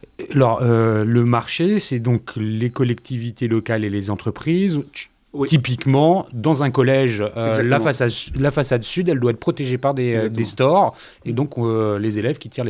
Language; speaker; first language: French; native; French